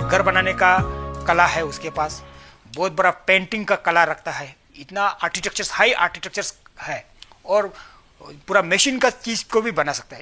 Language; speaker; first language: Hindi; non-native, local second language; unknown